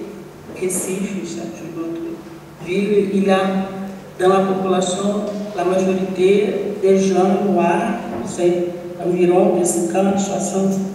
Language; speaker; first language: French; non-native, learner; Portuguese